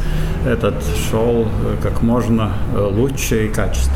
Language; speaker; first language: Russian; non-native, fluent; Latvian